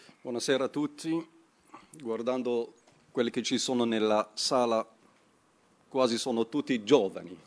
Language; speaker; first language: Italian; non-native, fluent; Arabic